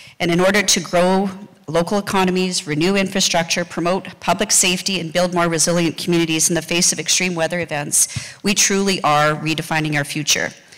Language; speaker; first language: English; native; English